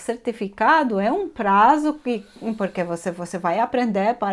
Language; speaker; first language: Portuguese; non-native, fluent; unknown